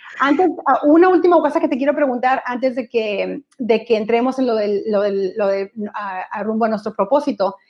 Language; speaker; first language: Spanish; early bilingual, heritage; Spanish